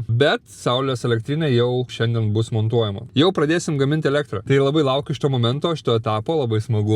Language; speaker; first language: Lithuanian; native; Lithuanian